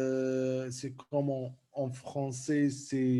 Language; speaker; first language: French; non-native, local second language; Arabic